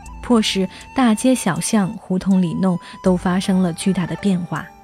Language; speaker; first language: Chinese; native; Chinese